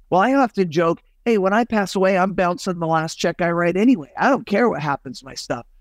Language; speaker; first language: English; native; English